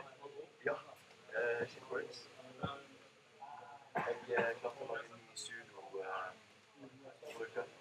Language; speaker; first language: Norwegian; native; Norwegian